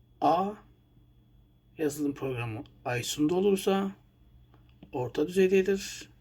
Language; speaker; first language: Turkish; native; Turkish